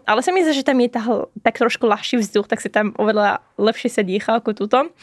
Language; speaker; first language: Slovak; non-native, fluent; Arabic